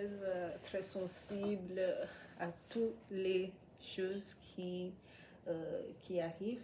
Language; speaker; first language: French; non-native, learner; English